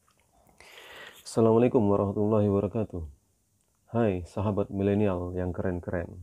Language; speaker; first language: Indonesian; native; Indonesian